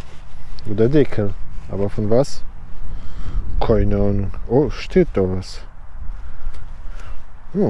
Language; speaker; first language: German; non-native, learner; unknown